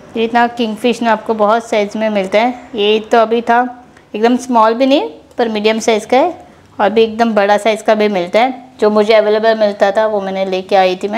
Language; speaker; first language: Hindi; non-native, local second language; Konkani